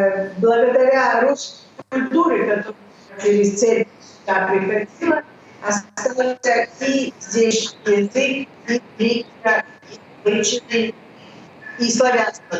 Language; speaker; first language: Russian; early bilingual, heritage; Russian